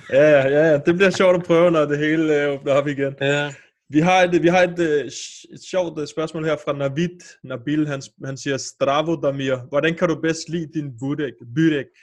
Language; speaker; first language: Danish; native; Danish